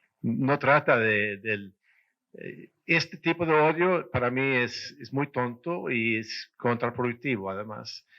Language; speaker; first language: Spanish; non-native, fluent; Swedish